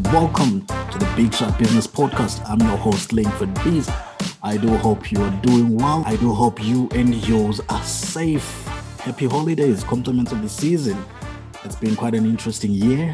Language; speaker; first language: English; non-native, local second language; Shona